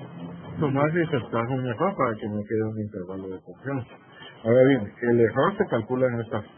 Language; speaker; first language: Spanish; native; Spanish